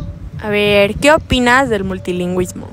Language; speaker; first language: Spanish; non-native, learner; Japanese